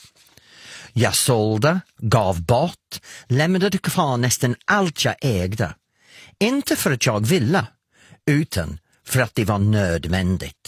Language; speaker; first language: Swedish; non-native, fluent; English